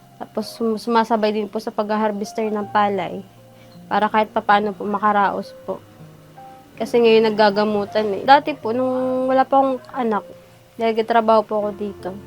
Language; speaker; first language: Filipino; non-native, local second language; Bikol